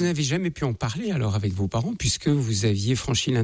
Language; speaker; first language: French; native; French